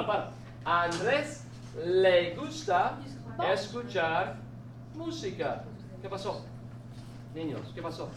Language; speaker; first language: Spanish; non-native, fluent; English